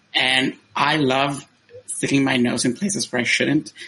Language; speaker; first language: English; non-native, fluent; Spanish